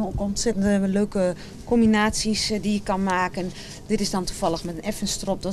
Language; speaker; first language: Dutch; native; Dutch